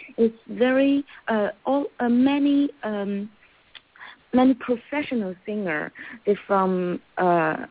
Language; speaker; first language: English; non-native, learner; Chinese